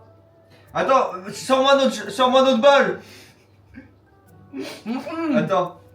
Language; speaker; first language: French; native; French